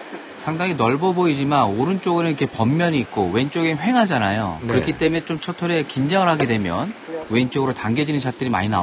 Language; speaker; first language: Korean; native; Korean